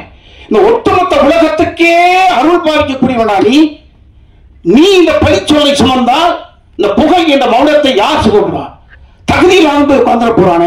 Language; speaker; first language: Tamil; native; Tamil